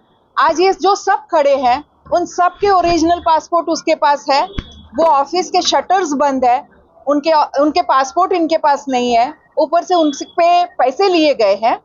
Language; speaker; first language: Hindi; native; Hindi